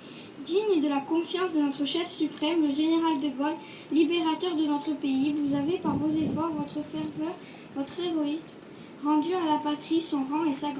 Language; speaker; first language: French; native; French